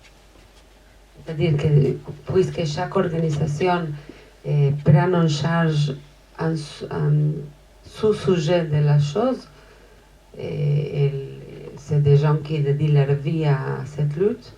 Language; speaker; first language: French; non-native, fluent; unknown